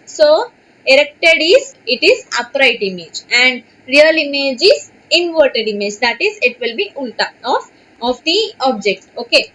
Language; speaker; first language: English; non-native, local second language; Telugu